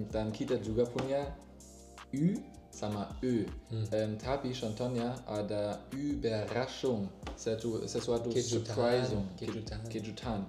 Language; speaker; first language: Indonesian; non-native, learner; German